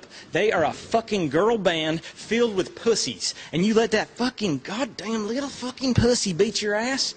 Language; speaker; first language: English; native; English